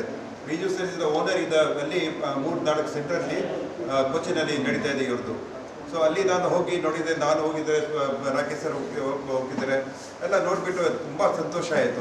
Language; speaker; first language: Kannada; non-native, fluent; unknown